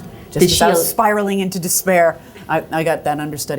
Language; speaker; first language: English; native; English